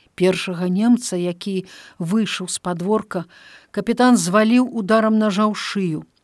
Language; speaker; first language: Belarusian; native; Belarusian